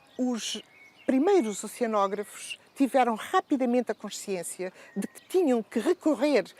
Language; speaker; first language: Portuguese; native; Portuguese